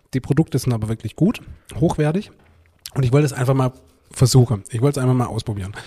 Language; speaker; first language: German; native; German